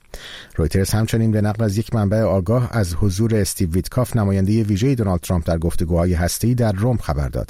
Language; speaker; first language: Persian; native; Persian